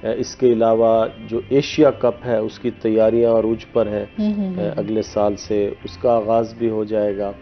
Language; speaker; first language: Urdu; non-native, local second language; Haryanvi